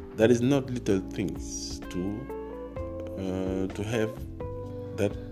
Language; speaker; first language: English; non-native, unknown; Wolof